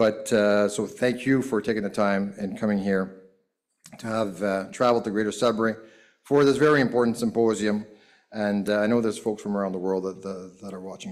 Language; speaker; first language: English; native; English